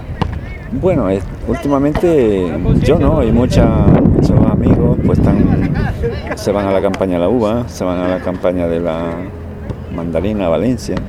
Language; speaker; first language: Spanish; native; Spanish